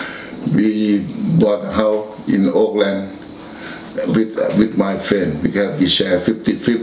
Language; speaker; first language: English; non-native, learner; Thai